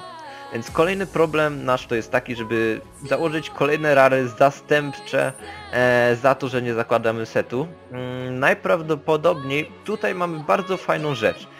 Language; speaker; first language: Polish; native; Polish